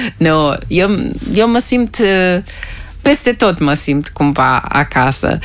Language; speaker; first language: Romanian; early bilingual, heritage; Romanian